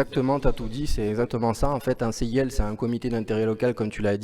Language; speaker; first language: French; native; French